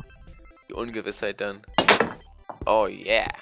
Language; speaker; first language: German; native; German